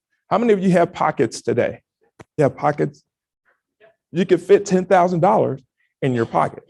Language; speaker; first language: English; native; English